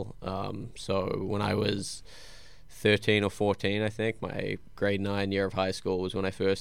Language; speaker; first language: English; native; English